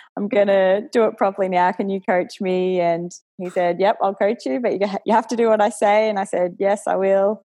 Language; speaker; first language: English; native; English